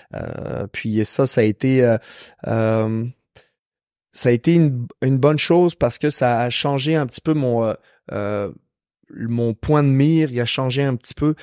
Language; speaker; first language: French; native; French